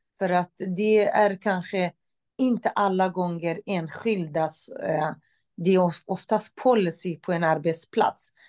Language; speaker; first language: Swedish; non-native, fluent; Central Kurdish